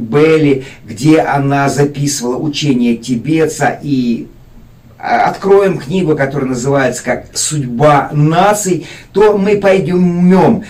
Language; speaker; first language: Russian; native; Russian